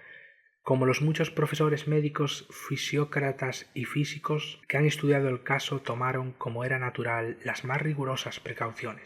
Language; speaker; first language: Spanish; native; Spanish